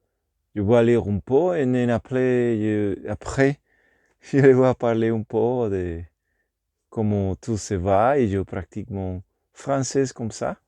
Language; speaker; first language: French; non-native, learner; Spanish